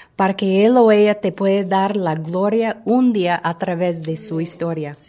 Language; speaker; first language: Spanish; non-native, fluent; English